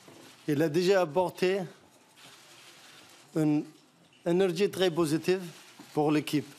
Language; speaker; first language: French; non-native, learner; Arabic